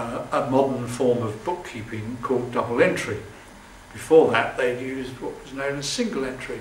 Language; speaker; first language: English; native; English